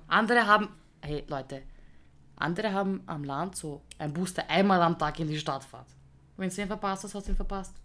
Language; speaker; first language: German; early bilingual, other home language; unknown